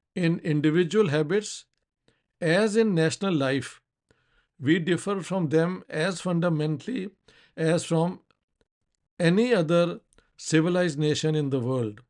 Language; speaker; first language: English; non-native, local second language; Urdu